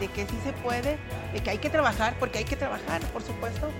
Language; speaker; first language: Spanish; native; Spanish